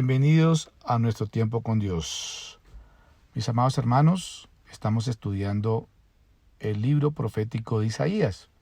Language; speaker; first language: Spanish; native; Spanish